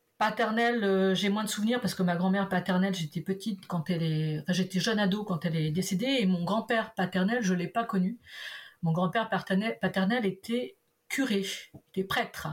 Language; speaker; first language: French; early bilingual, other home language; Portuguese